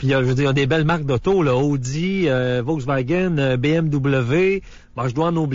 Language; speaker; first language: French; native; French